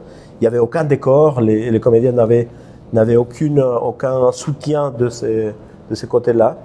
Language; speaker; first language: French; non-native, fluent; Spanish